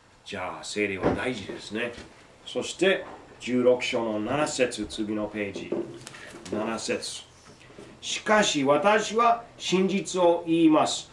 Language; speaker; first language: Japanese; non-native, fluent; English